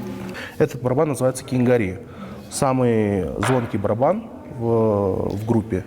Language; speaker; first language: Russian; native; Russian